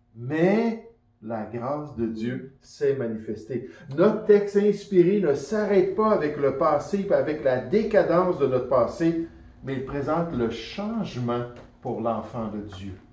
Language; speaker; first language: French; native; French